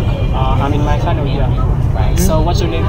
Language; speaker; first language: English; non-native, learner; Vietnamese